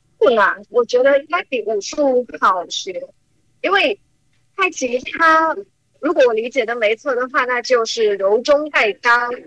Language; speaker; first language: Chinese; early bilingual, heritage; Chinese